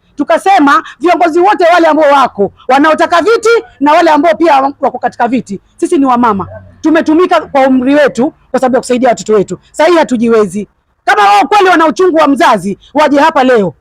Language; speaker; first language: Swahili; native; Swahili